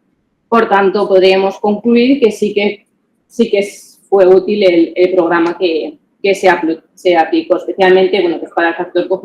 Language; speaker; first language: Spanish; native; Spanish